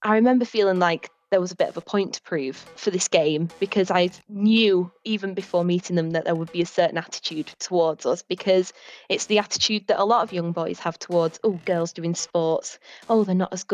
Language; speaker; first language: English; native; English